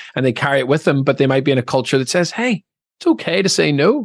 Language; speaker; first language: English; native; English